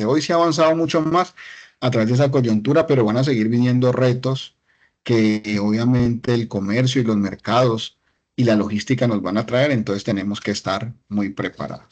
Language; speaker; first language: Spanish; native; Spanish